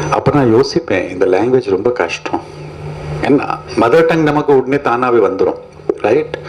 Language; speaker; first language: Tamil; non-native, fluent; Hindi